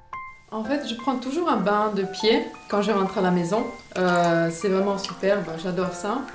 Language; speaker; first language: French; non-native, fluent; Finnish